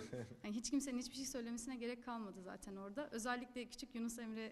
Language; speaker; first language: Turkish; native; Turkish